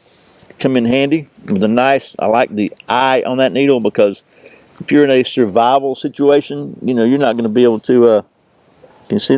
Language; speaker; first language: English; native; English